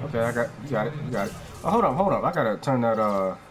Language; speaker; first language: English; native; English